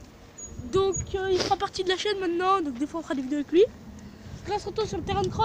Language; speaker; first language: French; native; French